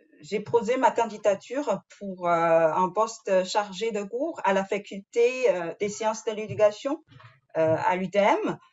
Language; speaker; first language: French; non-native, fluent; Chinese